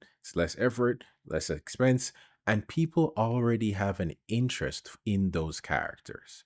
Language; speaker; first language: English; native; English